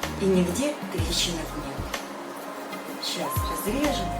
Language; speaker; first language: Russian; non-native, local second language; Ukrainian